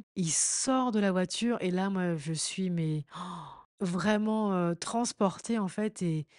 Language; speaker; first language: French; native; French